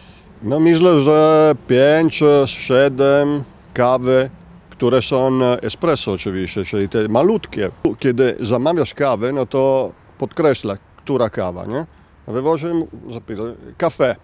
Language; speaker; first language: Polish; non-native, learner; Italian